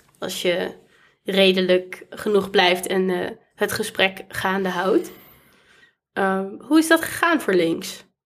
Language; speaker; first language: Dutch; native; Dutch